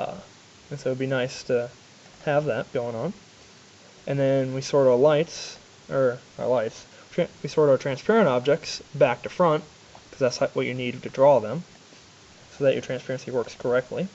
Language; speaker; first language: English; native; English